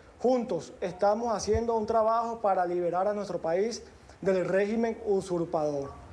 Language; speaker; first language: Spanish; native; Spanish